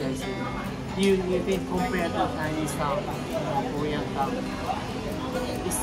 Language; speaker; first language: English; non-native, learner; Japanese